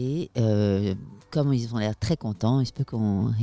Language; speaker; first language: French; native; French